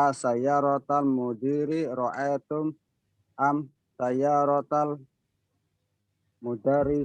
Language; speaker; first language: Arabic; non-native, learner; Indonesian